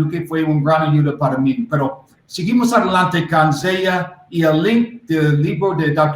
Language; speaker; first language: Spanish; non-native, learner; English